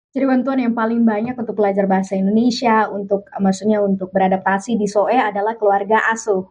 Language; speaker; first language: Indonesian; native; Indonesian